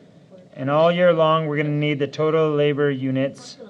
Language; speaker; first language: English; native; English